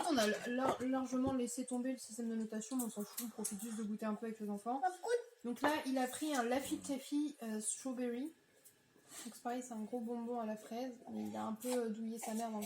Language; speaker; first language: French; native; French